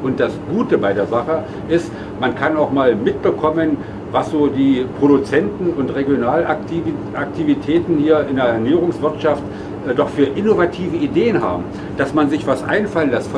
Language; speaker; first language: German; native; German